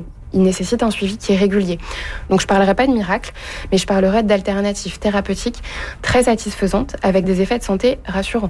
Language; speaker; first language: French; native; French